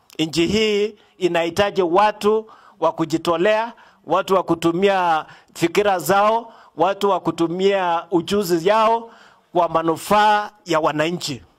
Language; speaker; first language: Swahili; non-native, local second language; Kalenjin